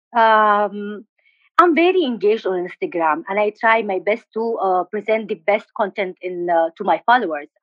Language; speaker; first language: English; non-native, fluent; Arabic